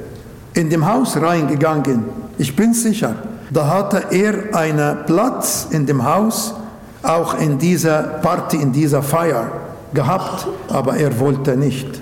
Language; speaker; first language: German; non-native, local second language; Arabic